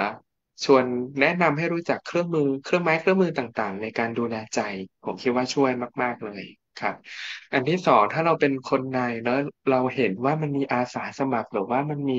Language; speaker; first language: Thai; native; Thai